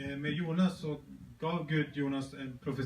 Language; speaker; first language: Swedish; early bilingual, other home language; Spanish